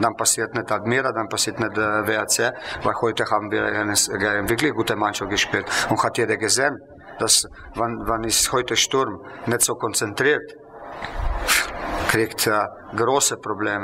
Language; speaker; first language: German; non-native, fluent; Slovenian